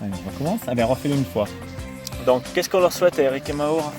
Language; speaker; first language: French; native; French